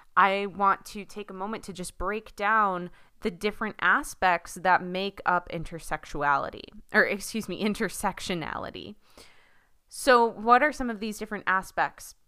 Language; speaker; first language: English; early bilingual, other home language; Spanish